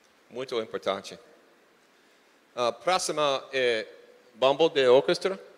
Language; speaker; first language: Portuguese; non-native, learner; English